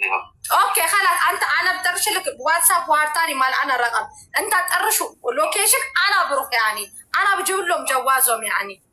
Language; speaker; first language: Arabic; non-native, learner; Amharic